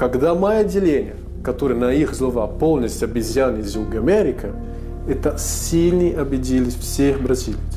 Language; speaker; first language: Russian; non-native, learner; Portuguese